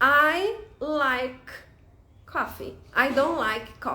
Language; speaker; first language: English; non-native, fluent; Portuguese